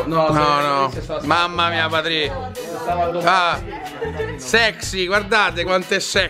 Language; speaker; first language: Italian; native; Italian